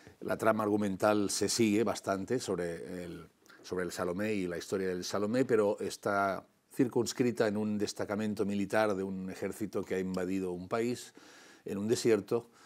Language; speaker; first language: Spanish; non-native, local second language; Catalan